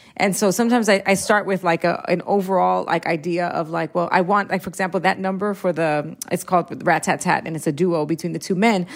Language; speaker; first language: English; early bilingual, heritage; Spanish